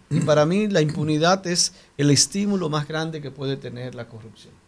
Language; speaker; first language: Spanish; native; Spanish